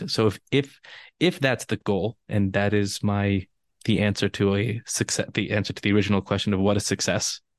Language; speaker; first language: English; native; English